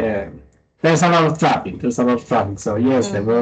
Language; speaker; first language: English; non-native, fluent; Spanish